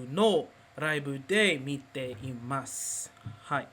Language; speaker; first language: Japanese; non-native, learner; English